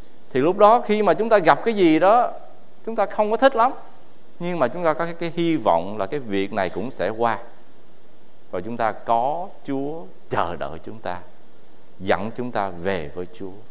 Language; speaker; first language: Vietnamese; early bilingual, heritage; Vietnamese